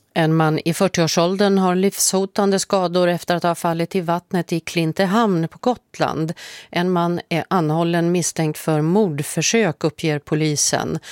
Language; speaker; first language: Swedish; native; Swedish